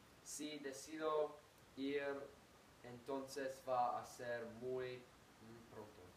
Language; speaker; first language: Spanish; non-native, learner; English